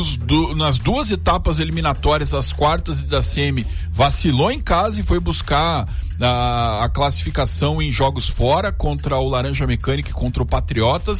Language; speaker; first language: Portuguese; native; Portuguese